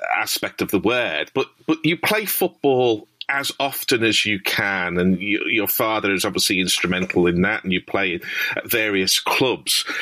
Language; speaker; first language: English; native; English